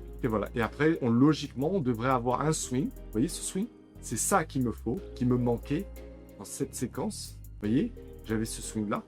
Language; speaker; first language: French; native; French